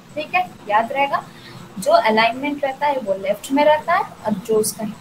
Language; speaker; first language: Hindi; non-native, local second language; Bangla